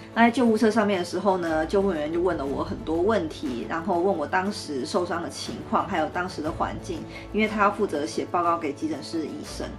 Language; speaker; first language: Chinese; native; Chinese